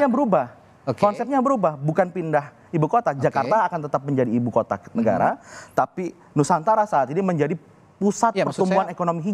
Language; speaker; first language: Indonesian; native; Indonesian